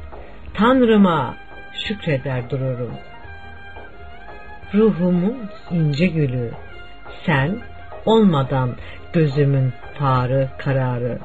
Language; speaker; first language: Turkish; native; Turkish